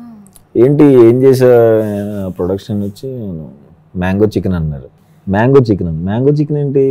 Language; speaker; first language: Telugu; native; Telugu